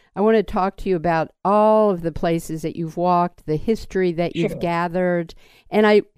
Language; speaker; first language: English; native; English